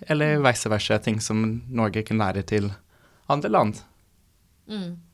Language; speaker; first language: Norwegian; non-native, fluent; English